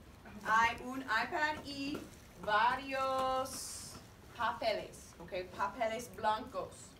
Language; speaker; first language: Spanish; non-native, fluent; English